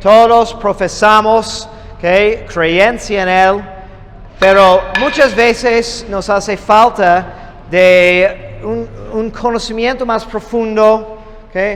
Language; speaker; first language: Spanish; non-native, fluent; English